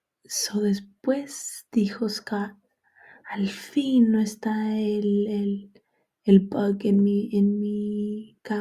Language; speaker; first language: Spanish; early bilingual, heritage; Spanish